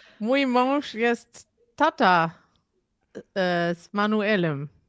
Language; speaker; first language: Polish; non-native, learner; German